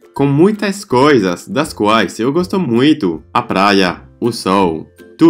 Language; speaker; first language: Portuguese; non-native, fluent; French